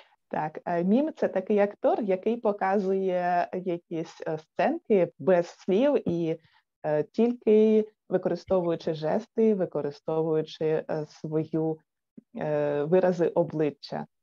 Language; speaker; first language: Ukrainian; native; Ukrainian